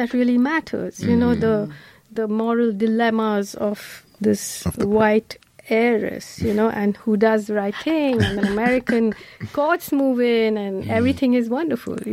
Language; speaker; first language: English; non-native, local second language; Malayalam